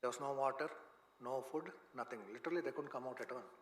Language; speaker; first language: English; non-native, local second language; Kannada